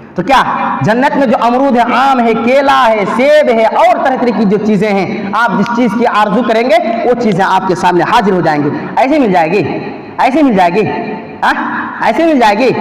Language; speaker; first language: Urdu; native; Urdu